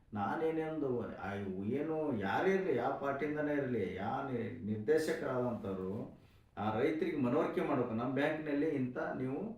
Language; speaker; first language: Kannada; native; Kannada